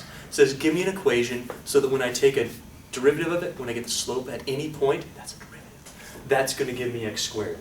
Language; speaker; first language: English; native; English